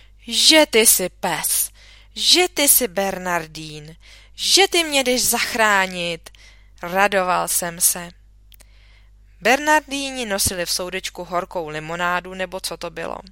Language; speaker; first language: Czech; native; Czech